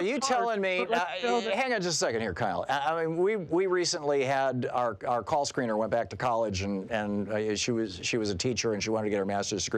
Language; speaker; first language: English; native; English